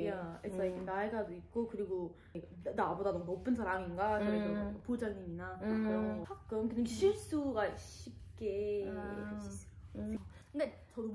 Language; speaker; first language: Korean; non-native, learner; English